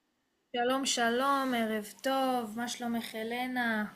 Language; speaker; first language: Hebrew; non-native, fluent; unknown